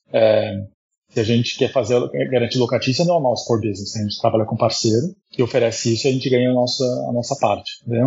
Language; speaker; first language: Portuguese; early bilingual, heritage; Portuguese